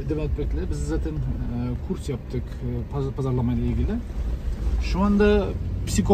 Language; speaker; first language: Turkish; non-native, fluent; Kazakh